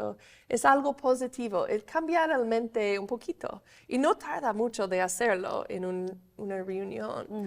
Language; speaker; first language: Spanish; non-native, fluent; English